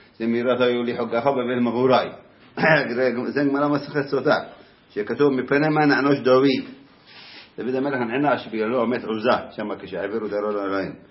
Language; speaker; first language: Hebrew; native; Hebrew